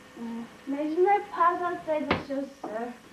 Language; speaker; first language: French; non-native, learner; English